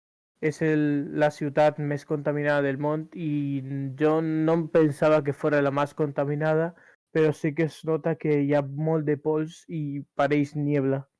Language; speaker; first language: Catalan; early bilingual, other home language; Urdu